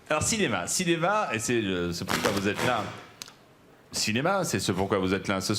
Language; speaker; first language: French; native; French